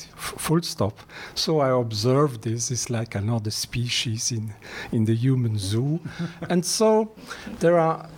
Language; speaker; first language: English; non-native, fluent; Dutch